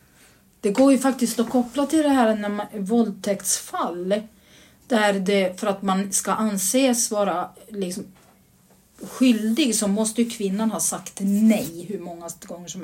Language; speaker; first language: Swedish; native; Swedish